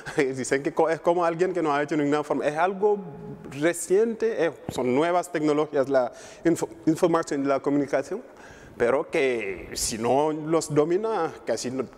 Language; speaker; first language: Spanish; non-native, fluent; Wolof